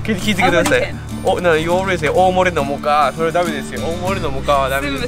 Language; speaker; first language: Japanese; native; Japanese